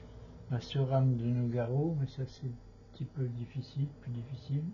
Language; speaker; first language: French; native; French